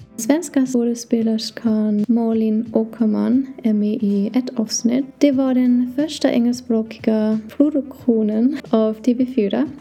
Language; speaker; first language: Swedish; non-native, learner; English